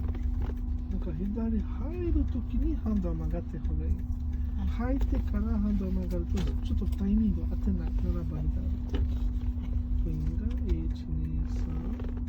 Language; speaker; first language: Japanese; non-native, learner; Mongolian